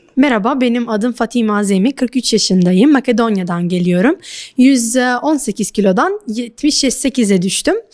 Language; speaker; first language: Turkish; non-native, fluent; Albanian